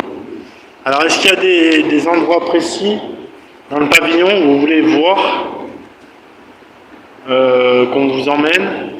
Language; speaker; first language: French; native; French